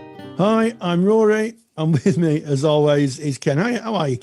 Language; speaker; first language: English; native; English